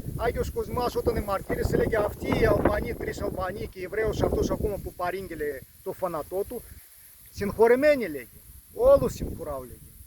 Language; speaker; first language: Greek; non-native, learner; Russian